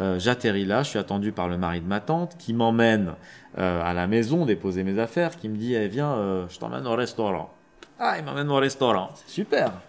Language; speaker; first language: French; non-native, local second language; Arabic